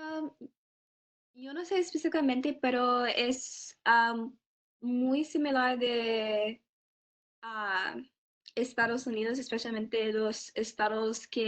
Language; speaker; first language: Spanish; non-native, learner; English